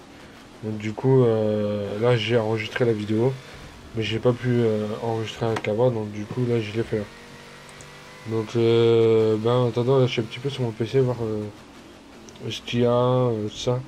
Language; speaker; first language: French; native; French